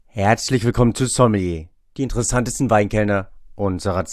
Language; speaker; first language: German; native; German